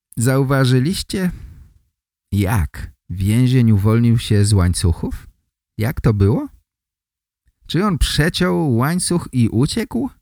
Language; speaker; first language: Polish; native; Polish